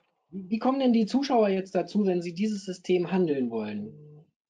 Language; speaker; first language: German; native; German